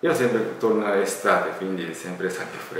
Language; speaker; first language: Italian; non-native, learner; Japanese